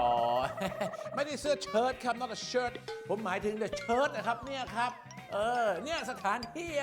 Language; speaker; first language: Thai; native; Thai